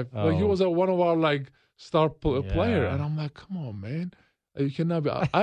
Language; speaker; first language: English; non-native, fluent; Turkish